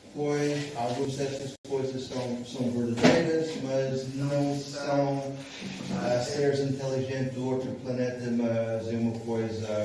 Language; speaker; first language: Portuguese; non-native, fluent; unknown